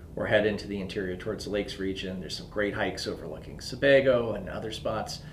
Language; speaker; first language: English; native; English